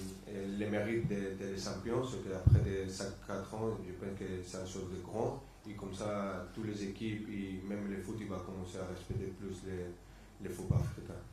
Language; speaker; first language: French; non-native, fluent; Spanish